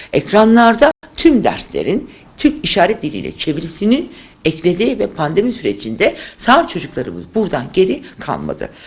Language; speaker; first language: Turkish; non-native, local second language; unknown